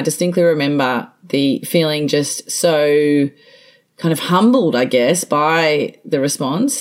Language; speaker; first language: English; native; English